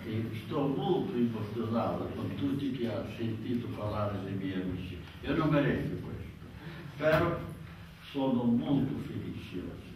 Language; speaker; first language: Italian; non-native, fluent; Portuguese